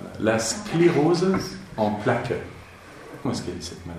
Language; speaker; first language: French; native; French